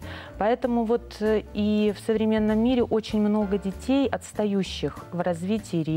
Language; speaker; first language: Russian; native; Russian